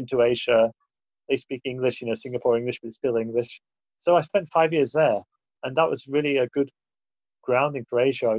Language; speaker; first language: English; native; English